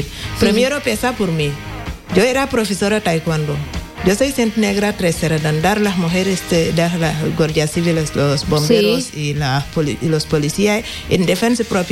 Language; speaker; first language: Spanish; non-native, learner; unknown